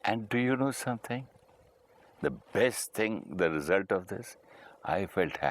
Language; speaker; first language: English; non-native, local second language; Hindi